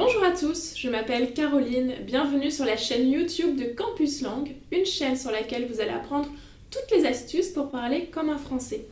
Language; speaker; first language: French; native; French